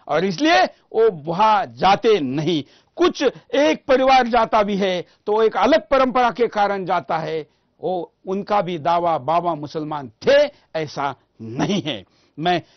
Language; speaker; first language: Hindi; non-native, local second language; Marathi